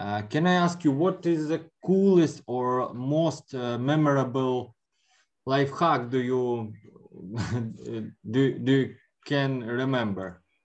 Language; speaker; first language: English; non-native, learner; Ukrainian